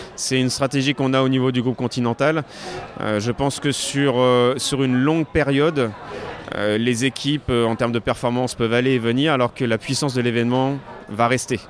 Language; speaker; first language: French; native; French